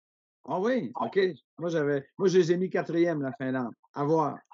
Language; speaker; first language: French; native; French